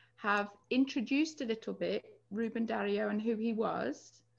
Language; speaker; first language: English; native; English